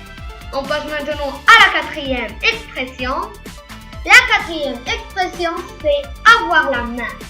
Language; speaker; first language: French; non-native, local second language; Arabic